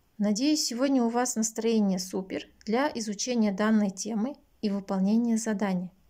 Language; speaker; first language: Russian; non-native, local second language; Kazakh